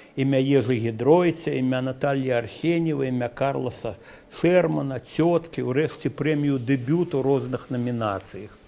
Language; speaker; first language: Belarusian; native; Belarusian